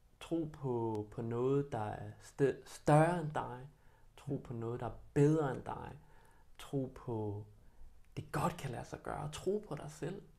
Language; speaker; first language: Danish; early bilingual, other home language; Bosnian